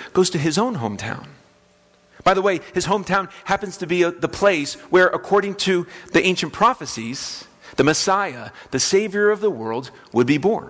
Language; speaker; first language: English; native; English